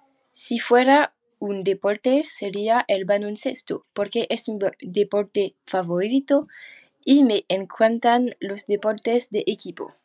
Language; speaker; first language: Spanish; non-native, learner; French